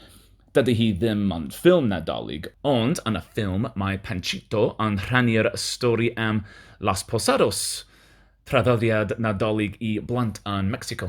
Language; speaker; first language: Welsh; non-native, learner; English